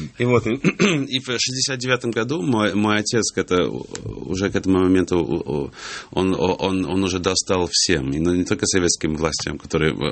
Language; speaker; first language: Russian; early bilingual, heritage; English